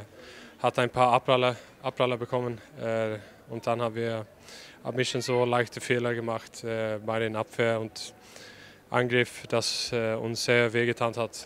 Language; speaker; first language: German; non-native, fluent; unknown